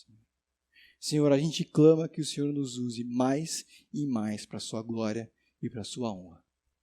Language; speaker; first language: Portuguese; native; Portuguese